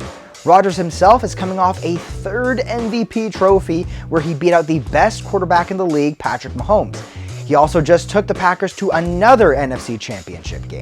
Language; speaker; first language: English; native; English